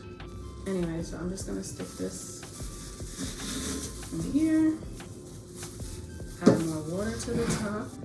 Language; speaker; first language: English; native; English